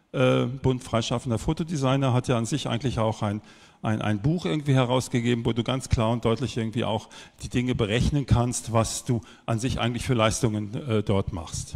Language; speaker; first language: German; native; German